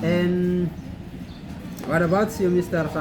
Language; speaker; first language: English; non-native, learner; Indonesian